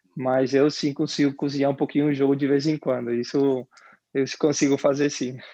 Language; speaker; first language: Portuguese; non-native, fluent; Spanish